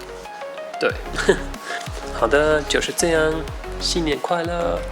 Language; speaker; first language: Chinese; non-native, fluent; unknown